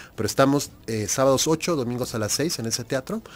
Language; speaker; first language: Spanish; native; Spanish